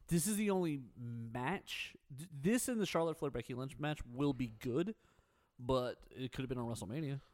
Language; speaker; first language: English; native; English